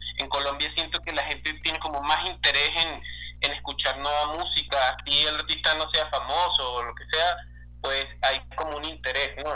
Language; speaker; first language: Spanish; native; Spanish